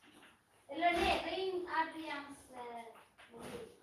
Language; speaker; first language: Swedish; non-native, fluent; Filipino